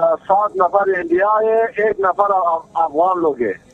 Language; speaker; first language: Hindi; non-native, learner; Persian